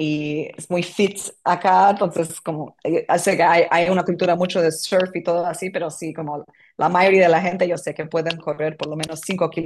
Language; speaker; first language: Spanish; non-native, fluent; English